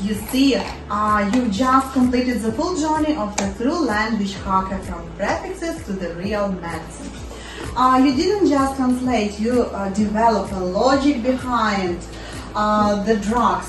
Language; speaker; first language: English; non-native, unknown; Ukrainian